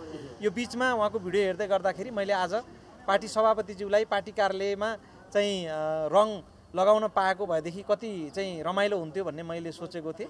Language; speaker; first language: Nepali; native; Nepali